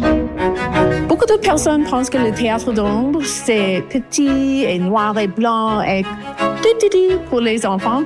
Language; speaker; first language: French; non-native, local second language; English